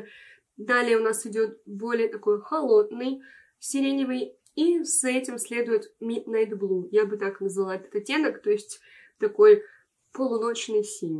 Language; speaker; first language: Russian; native; Russian